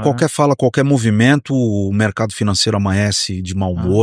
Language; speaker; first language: Portuguese; native; Portuguese